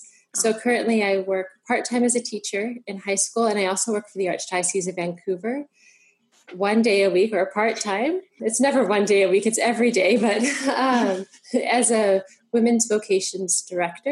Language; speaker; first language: English; native; English